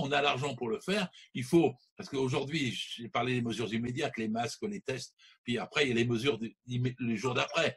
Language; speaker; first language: French; native; French